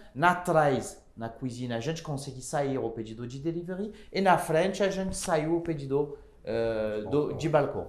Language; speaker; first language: Portuguese; non-native, fluent; French